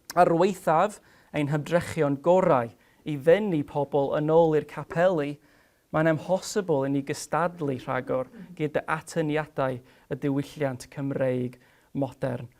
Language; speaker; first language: Welsh; non-native, fluent; English